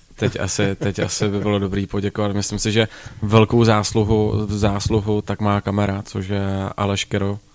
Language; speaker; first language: Czech; native; Czech